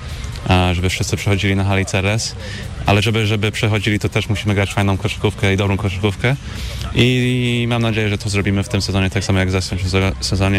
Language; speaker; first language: Polish; non-native, fluent; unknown